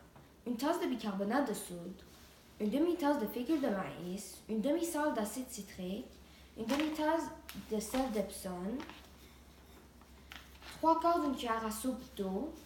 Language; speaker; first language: French; non-native, local second language; English